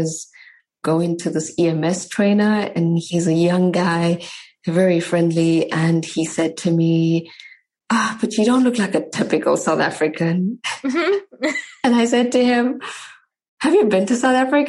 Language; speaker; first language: English; native; English